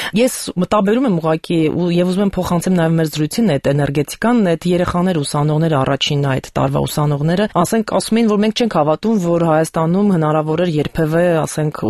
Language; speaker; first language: Armenian; native; Armenian